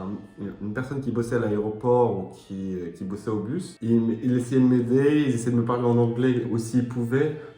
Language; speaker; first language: French; native; French